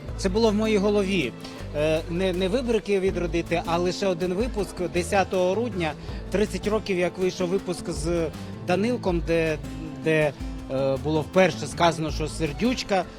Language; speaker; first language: Ukrainian; native; Ukrainian